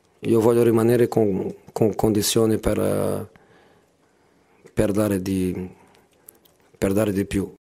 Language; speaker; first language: Italian; non-native, fluent; Portuguese